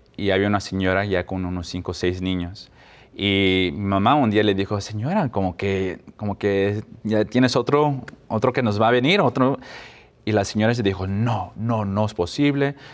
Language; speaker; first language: Spanish; early bilingual, heritage; Spanish